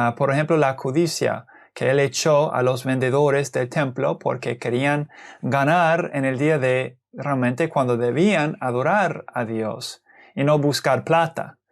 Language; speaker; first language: Spanish; non-native, fluent; English